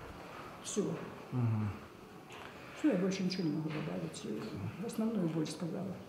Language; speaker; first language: Russian; native; Russian